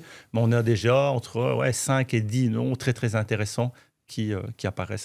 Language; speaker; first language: French; native; French